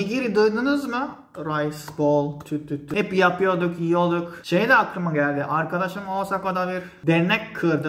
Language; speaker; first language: Turkish; non-native, fluent; Japanese